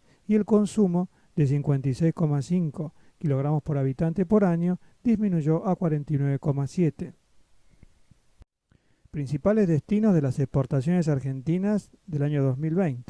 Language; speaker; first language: Spanish; native; Spanish